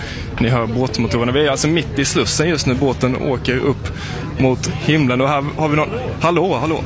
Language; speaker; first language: Swedish; native; Swedish